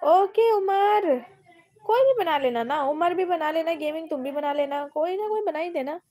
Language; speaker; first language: Hindi; non-native, local second language; Bangla